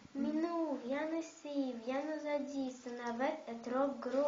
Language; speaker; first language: French; non-native, learner; Russian